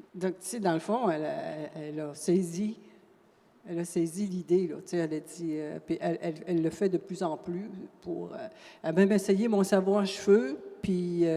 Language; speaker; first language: French; non-native, local second language; Cree